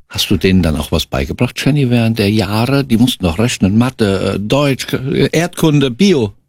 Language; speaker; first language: German; native; German